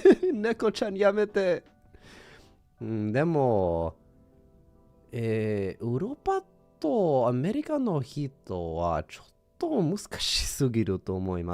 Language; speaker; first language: Japanese; non-native, learner; English